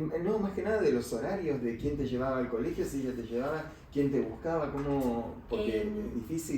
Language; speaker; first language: Spanish; native; Spanish